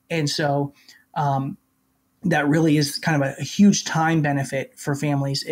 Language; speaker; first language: English; native; English